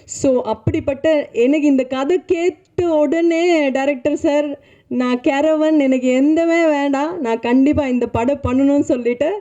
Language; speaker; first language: Tamil; non-native, learner; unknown